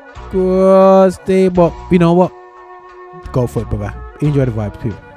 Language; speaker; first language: English; native; English